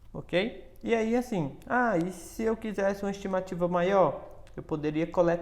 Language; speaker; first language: Portuguese; native; Portuguese